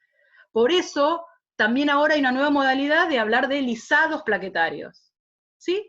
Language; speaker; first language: Spanish; native; Spanish